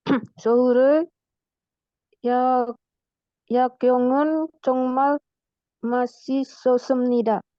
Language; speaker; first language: Korean; non-native, learner; Indonesian